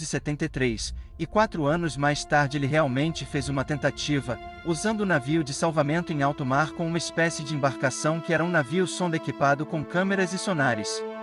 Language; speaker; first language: Portuguese; native; Portuguese